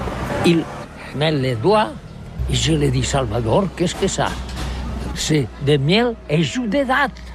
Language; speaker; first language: French; non-native, learner; Catalan